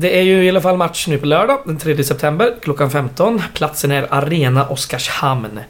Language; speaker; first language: Swedish; native; Swedish